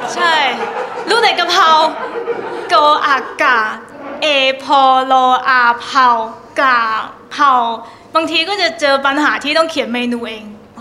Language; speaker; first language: Thai; non-native, fluent; Chinese